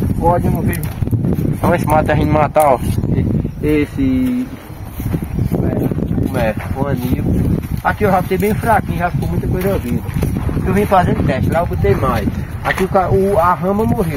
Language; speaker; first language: Portuguese; native; Portuguese